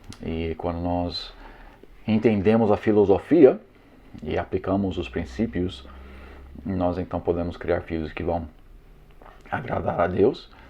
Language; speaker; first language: Portuguese; non-native, fluent; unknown